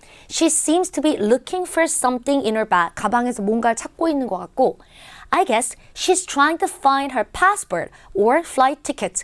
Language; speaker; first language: English; non-native, fluent; Korean